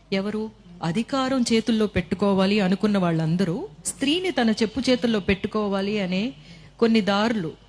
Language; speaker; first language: Telugu; native; Telugu